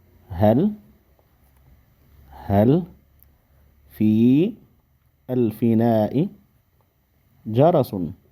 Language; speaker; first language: Arabic; non-native, fluent; Indonesian